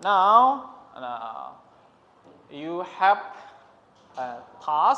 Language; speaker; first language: English; non-native, learner; Indonesian